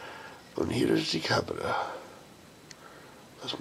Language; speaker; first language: German; non-native, learner; English